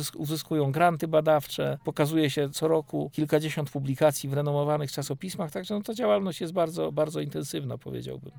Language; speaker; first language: Polish; native; Polish